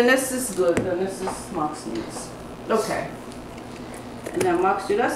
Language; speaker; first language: German; non-native, learner; English